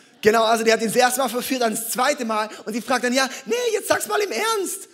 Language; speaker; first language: German; native; German